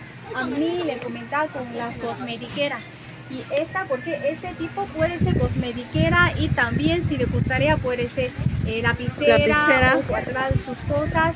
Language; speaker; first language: Spanish; non-native, learner; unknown